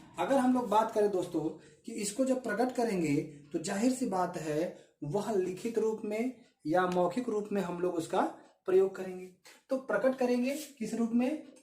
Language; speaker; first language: Hindi; native; Hindi